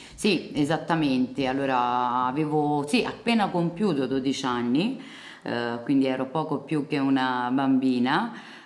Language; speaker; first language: Italian; early bilingual, other home language; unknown